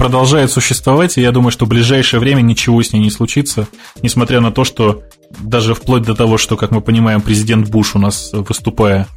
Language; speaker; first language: Russian; native; Russian